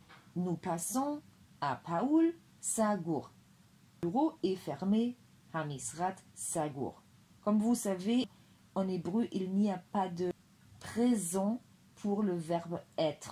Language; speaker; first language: French; non-native, fluent; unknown